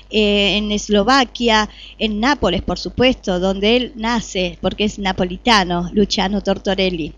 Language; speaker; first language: Spanish; native; Spanish